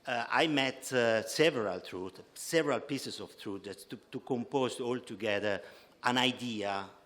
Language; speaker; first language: English; non-native, fluent; Italian